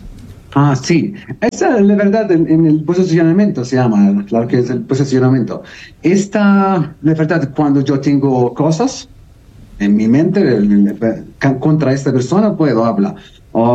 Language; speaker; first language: Spanish; non-native, learner; Arabic